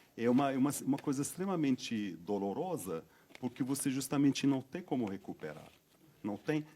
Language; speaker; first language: Portuguese; non-native, fluent; Berber languages